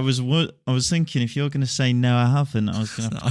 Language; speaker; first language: English; native; English